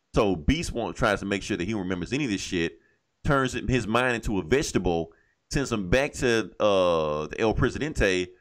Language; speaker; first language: English; native; English